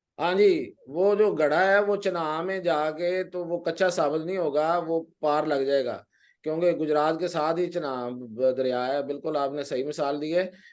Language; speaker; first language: Urdu; non-native, local second language; Punjabi